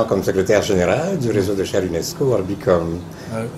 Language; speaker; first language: French; native; French